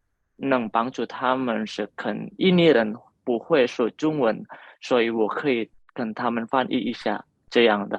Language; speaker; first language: Chinese; non-native, learner; Indonesian